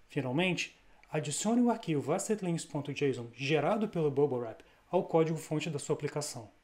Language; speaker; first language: Portuguese; native; Portuguese